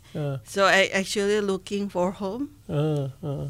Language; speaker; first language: English; non-native, learner; Indonesian